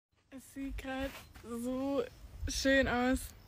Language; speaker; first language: German; native; German